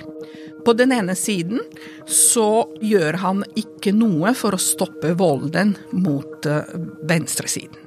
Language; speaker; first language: Norwegian; non-native, fluent; Italian